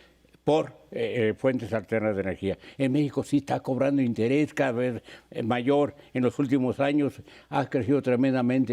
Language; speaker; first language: Spanish; native; Spanish